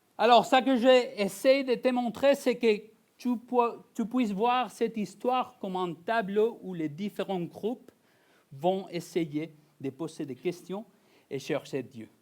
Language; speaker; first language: French; non-native, fluent; Spanish